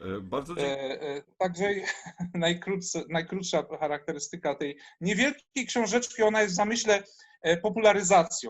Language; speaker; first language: Polish; native; Polish